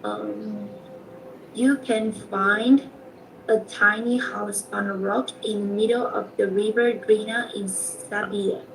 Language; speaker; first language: English; non-native, learner; Vietnamese